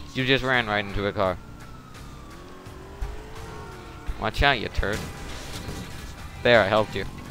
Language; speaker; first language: English; native; English